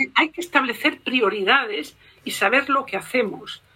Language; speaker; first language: Spanish; native; Spanish